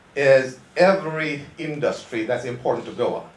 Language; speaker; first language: English; non-native, local second language; Konkani